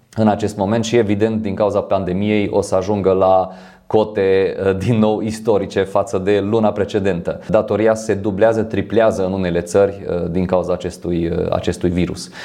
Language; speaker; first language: Romanian; non-native, fluent; French